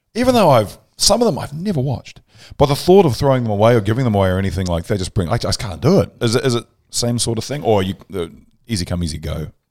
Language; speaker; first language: English; native; English